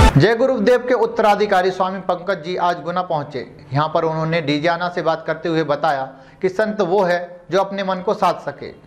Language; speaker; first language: Hindi; native; Hindi